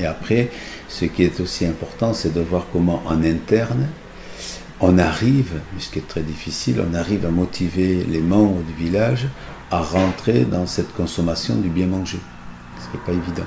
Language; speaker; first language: French; native; French